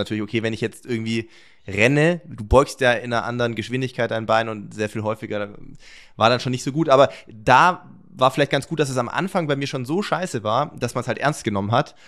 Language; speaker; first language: German; native; German